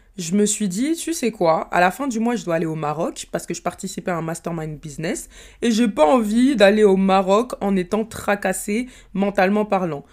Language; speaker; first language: French; early bilingual, other home language; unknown